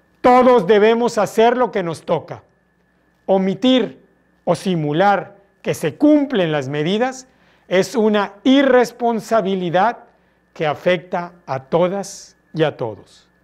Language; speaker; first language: Spanish; native; Spanish